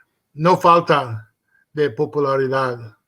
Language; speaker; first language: Spanish; early bilingual, heritage; Spanish